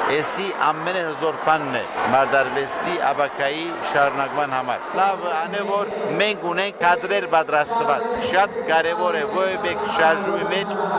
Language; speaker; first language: Armenian; early bilingual, heritage; Armenian